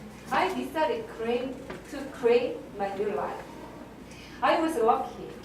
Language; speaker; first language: English; non-native, learner; Korean